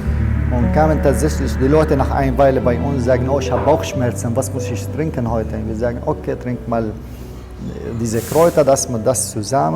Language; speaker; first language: German; non-native, learner; Arabic